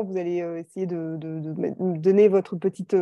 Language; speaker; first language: French; native; French